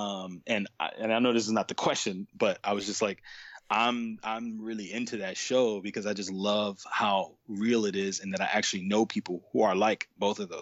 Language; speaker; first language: English; native; English